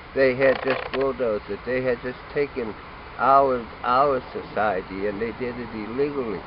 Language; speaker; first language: English; native; English